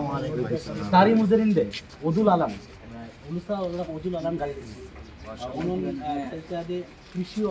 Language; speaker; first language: Turkish; non-native, learner; Bangla